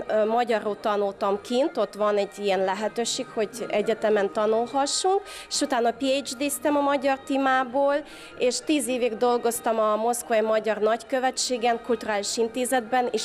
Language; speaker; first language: Hungarian; non-native, fluent; Udmurt